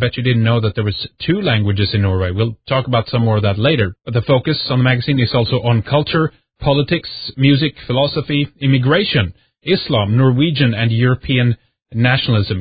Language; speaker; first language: English; non-native, fluent; Swedish